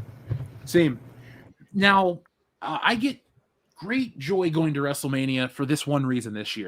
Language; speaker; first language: English; native; English